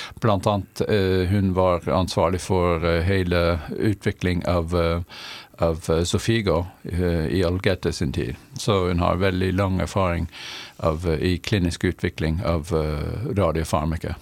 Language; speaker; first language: Norwegian; non-native, fluent; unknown